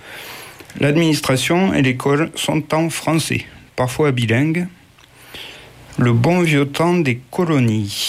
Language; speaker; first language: French; native; French